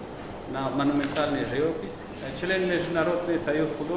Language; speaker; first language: Russian; non-native, fluent; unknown